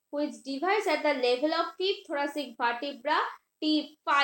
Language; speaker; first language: English; non-native, local second language; Bangla